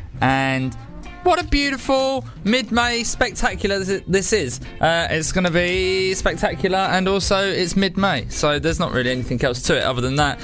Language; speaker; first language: English; native; English